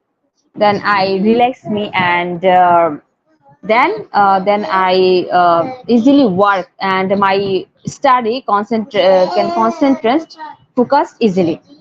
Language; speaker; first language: English; non-native, learner; Bangla